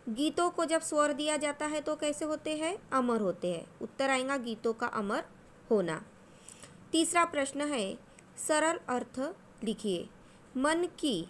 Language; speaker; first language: Hindi; non-native, local second language; Marathi